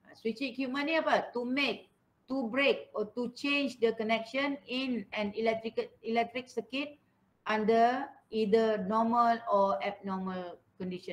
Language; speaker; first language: English; non-native, local second language; Malay